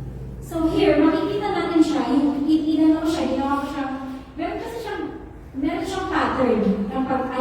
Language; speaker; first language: Filipino; native; Filipino